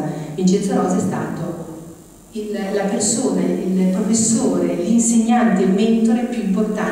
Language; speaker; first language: Italian; native; Italian